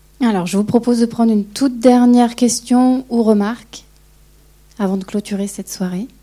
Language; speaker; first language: French; native; French